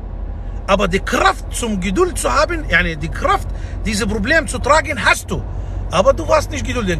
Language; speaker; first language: German; non-native, fluent; Arabic